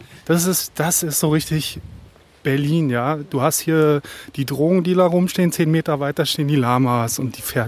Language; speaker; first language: German; native; German